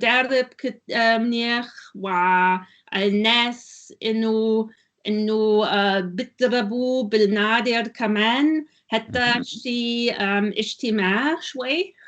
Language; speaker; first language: Arabic; non-native, learner; German